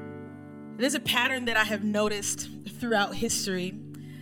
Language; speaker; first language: English; native; English